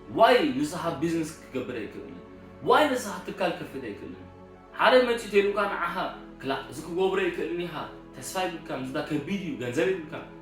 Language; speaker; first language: Tigrinya; early bilingual, heritage; Tigrinya